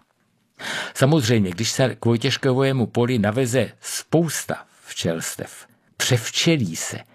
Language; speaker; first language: Czech; native; Czech